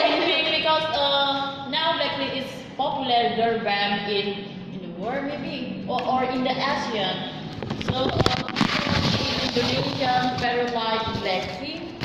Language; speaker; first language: English; non-native, learner; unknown